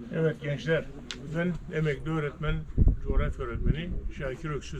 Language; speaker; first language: Turkish; native; Turkish